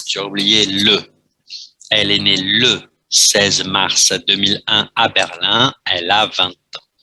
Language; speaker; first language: French; non-native, fluent; Vietnamese